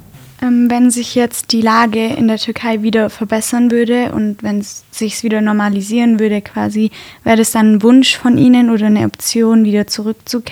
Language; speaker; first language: German; native; German